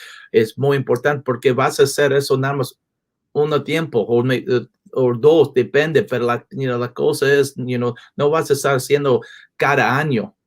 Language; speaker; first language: Spanish; non-native, learner; English